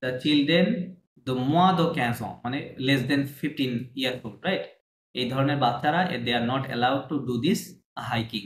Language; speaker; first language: English; non-native, fluent; Bangla